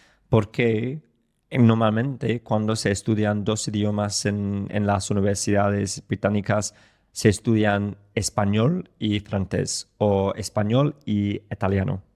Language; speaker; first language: Spanish; non-native, fluent; English